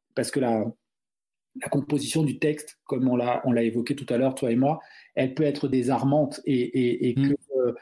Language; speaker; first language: French; non-native, local second language; Duala